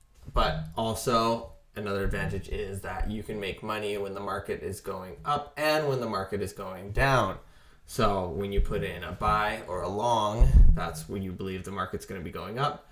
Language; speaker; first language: English; native; English